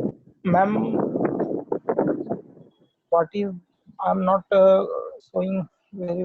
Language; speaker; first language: English; non-native, learner; Hindi